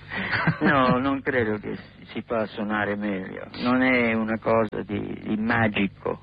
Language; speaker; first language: Italian; non-native, learner; English